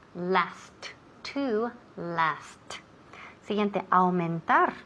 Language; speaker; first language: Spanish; non-native, fluent; English